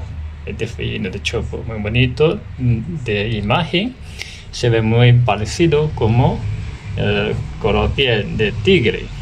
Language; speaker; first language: Spanish; non-native, learner; Chinese